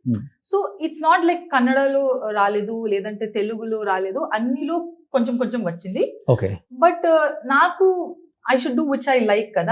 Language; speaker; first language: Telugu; non-native, local second language; Tulu